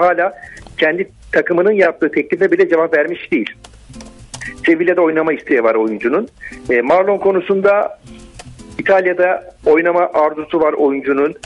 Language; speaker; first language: Turkish; native; Turkish